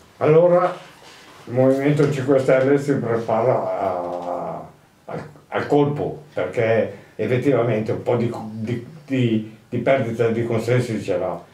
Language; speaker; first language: Italian; native; Italian